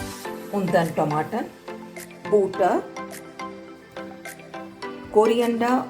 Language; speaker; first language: German; non-native, learner; Hindi